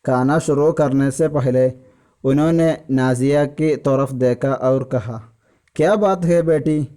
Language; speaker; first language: Hindi; non-native, local second language; Malayalam